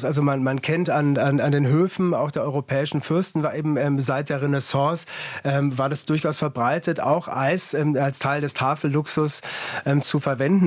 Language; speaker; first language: German; native; German